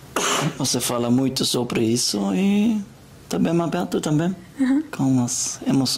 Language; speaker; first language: Portuguese; non-native, learner; German